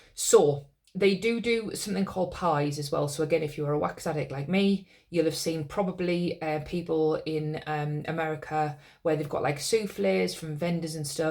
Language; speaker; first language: English; native; English